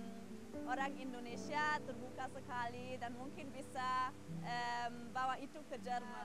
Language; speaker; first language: Indonesian; non-native, learner; German